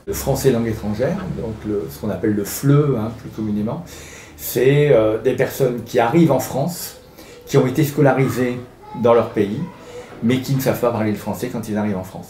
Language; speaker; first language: French; native; French